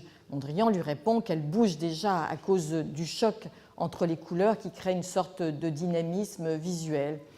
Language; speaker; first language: French; native; French